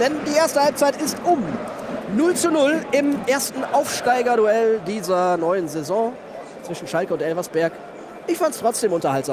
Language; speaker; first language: German; native; German